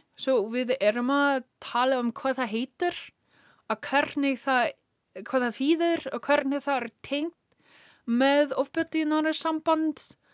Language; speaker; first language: Icelandic; non-native, learner; English